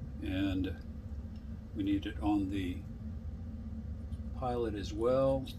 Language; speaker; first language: English; native; English